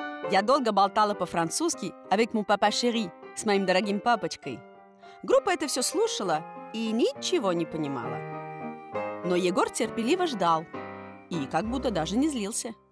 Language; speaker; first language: Russian; non-native, fluent; French